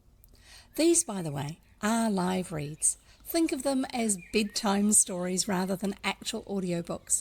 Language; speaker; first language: English; native; English